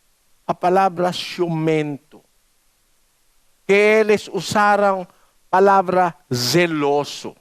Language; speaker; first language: Portuguese; non-native, learner; Filipino